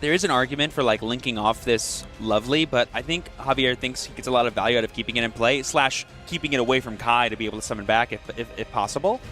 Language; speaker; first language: English; native; English